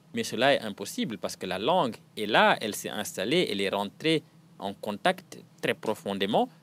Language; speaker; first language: French; non-native, local second language; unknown